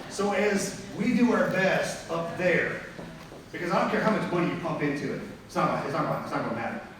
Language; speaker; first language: English; native; English